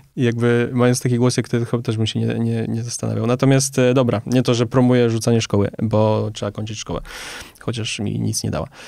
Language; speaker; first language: Polish; native; Polish